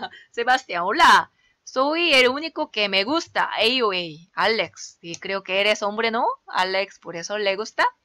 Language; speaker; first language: Spanish; non-native, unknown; Korean